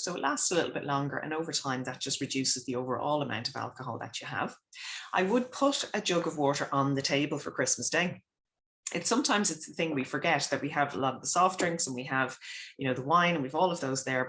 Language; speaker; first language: English; native; English